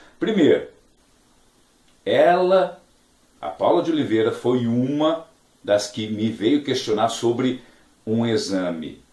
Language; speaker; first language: Portuguese; native; Portuguese